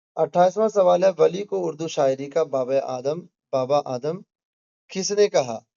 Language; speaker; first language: Urdu; native; Urdu